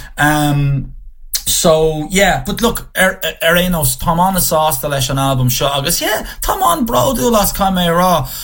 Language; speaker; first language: Irish; non-native, local second language; English